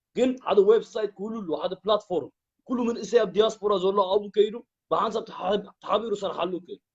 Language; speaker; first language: Tigrinya; early bilingual, heritage; Tigrinya